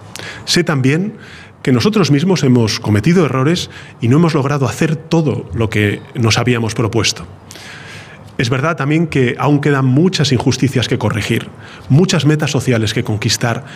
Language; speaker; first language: Spanish; native; Spanish